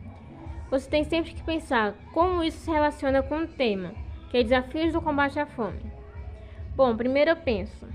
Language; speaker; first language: Portuguese; native; Portuguese